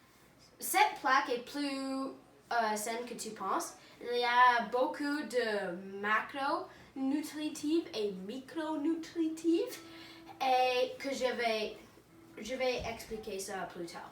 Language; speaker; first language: French; non-native, learner; English